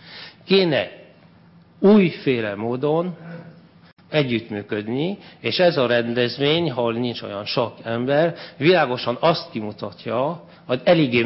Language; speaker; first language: Hungarian; non-native, fluent; French